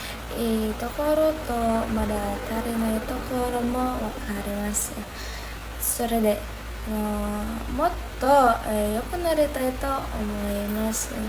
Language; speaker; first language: Japanese; non-native, learner; Indonesian